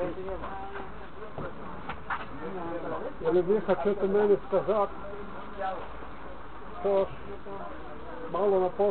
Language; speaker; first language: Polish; non-native, learner; Slovenian